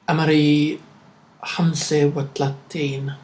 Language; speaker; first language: Arabic; non-native, learner; English